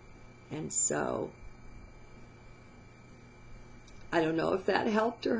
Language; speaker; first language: English; native; English